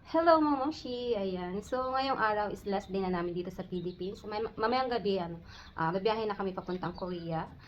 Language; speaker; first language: Filipino; native; Filipino